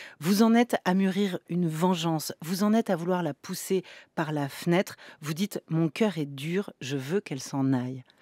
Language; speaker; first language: French; native; French